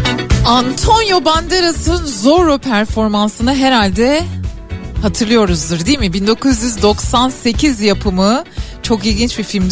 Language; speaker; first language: Turkish; native; Turkish